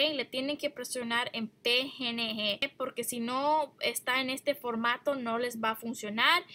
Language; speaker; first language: Spanish; early bilingual, heritage; Spanish